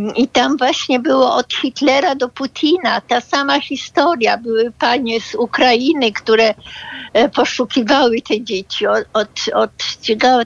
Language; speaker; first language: Polish; early bilingual, other home language; German